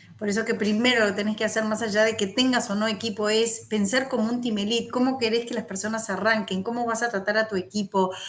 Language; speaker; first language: Spanish; native; Spanish